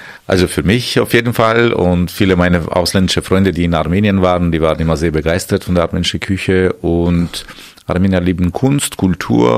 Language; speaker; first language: German; non-native, fluent; Armenian